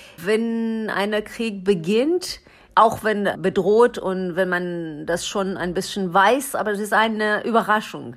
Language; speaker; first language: German; non-native, learner; Persian